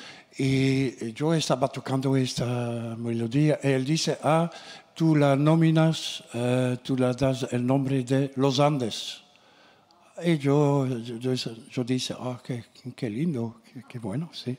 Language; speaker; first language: Spanish; non-native, learner; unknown